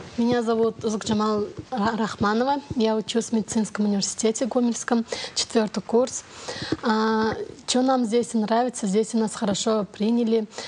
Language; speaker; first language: Russian; non-native, learner; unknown